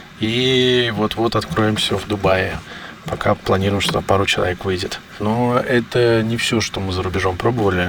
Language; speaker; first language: Russian; native; Russian